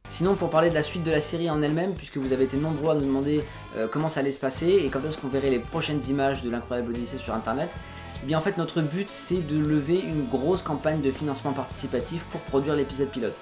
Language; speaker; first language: French; native; French